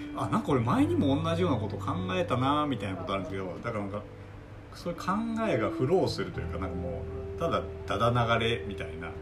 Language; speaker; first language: Japanese; non-native, fluent; Korean